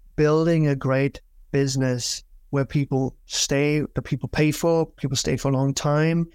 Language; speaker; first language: English; non-native, fluent; German